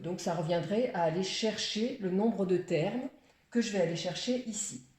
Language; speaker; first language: French; native; French